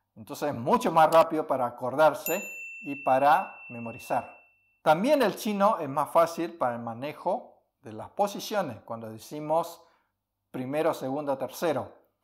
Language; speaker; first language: Spanish; early bilingual, other home language; Chinese